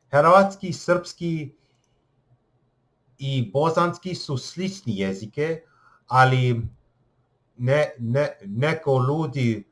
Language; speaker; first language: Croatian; non-native, learner; English